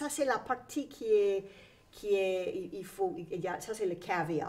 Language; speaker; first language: French; native; French